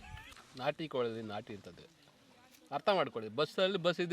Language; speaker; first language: Kannada; native; Kannada